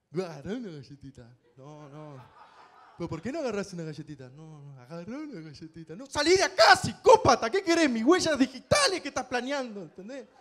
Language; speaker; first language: Spanish; native; Spanish